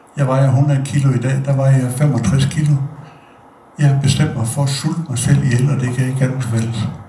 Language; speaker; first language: Danish; native; Danish